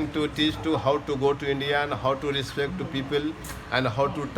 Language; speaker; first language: English; non-native, local second language; Hindi